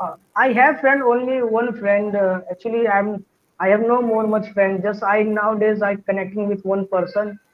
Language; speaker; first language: English; non-native, learner; Hindi